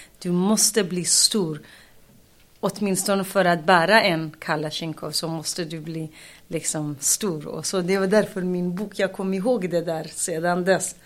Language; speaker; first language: Swedish; non-native, fluent; Kurdish